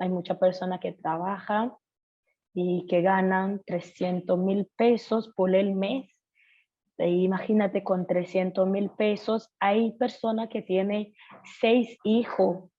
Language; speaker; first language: Spanish; non-native, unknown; Haitian Creole